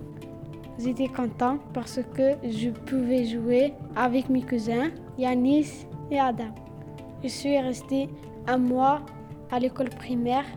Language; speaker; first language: French; non-native, learner; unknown